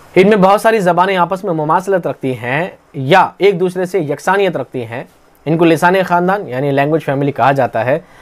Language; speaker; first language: Hindi; native; Hindi